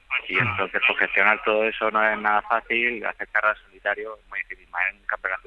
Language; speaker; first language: Spanish; native; Spanish